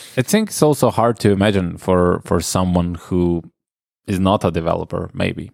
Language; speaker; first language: English; non-native, fluent; Slovenian